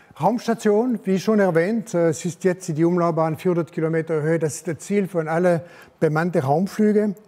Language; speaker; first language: German; non-native, local second language; French